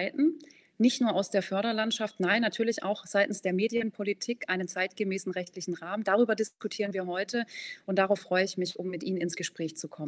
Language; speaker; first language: German; native; German